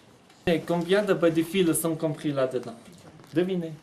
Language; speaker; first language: French; non-native, fluent; Chinese